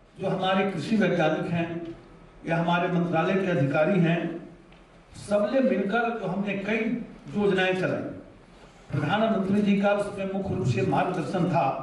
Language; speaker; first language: Hindi; native; Hindi